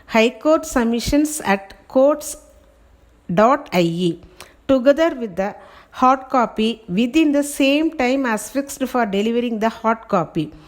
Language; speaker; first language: English; non-native, local second language; Tamil